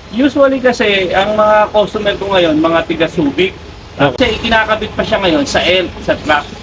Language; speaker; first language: Filipino; native; Filipino